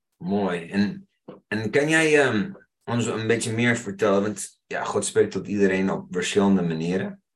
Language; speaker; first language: Dutch; non-native, fluent; English